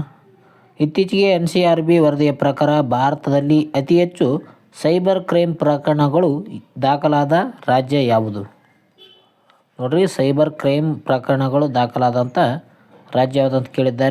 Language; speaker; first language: Kannada; native; Kannada